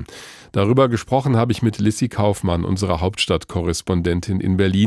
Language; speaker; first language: German; native; German